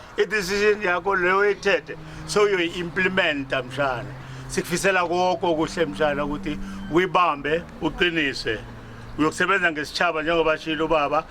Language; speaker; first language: Zulu; non-native, local second language; South Ndebele